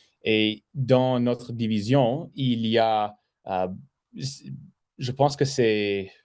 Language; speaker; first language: French; non-native, fluent; English